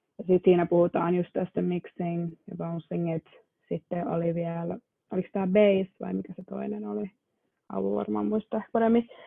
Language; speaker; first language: Finnish; early bilingual, other home language; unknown